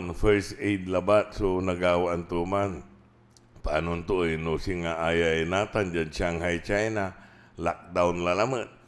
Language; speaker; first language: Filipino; non-native, local second language; Pangasinan